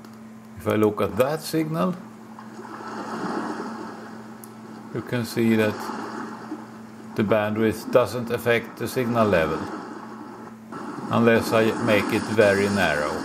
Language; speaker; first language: English; non-native, fluent; Swedish